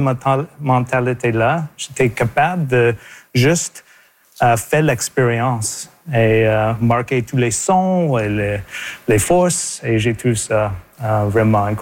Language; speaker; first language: French; native; French